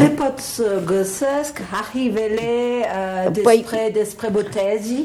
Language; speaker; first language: Romanian; non-native, learner; French